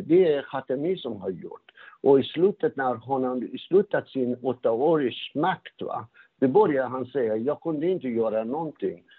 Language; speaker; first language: Swedish; non-native, fluent; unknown